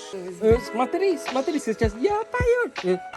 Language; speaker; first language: Russian; non-native, learner; Divehi